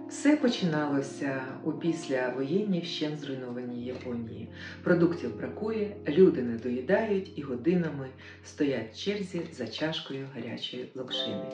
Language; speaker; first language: Ukrainian; native; Ukrainian